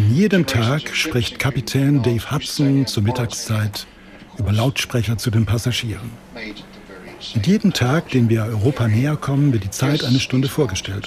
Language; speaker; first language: German; native; German